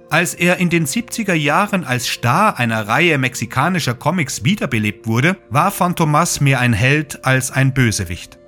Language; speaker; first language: German; native; German